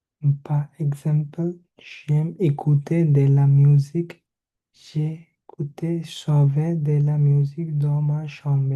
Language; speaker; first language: French; non-native, learner; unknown